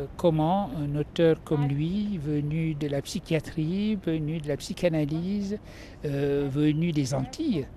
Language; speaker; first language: French; non-native, local second language; Wolof